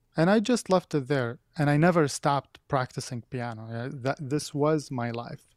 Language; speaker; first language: English; non-native, fluent; Arabic